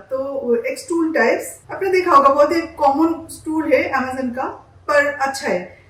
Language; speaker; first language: Hindi; non-native, local second language; Bangla